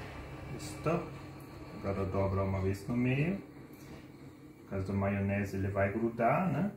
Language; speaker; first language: Portuguese; non-native, fluent; German